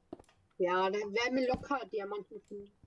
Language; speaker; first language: German; native; German